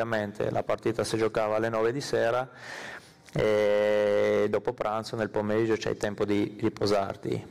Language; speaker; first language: Italian; non-native, fluent; Armenian